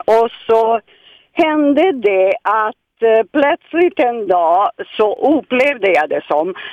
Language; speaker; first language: Swedish; non-native, fluent; Serbian